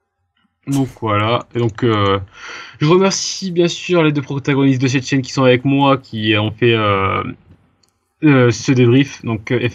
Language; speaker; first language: French; native; French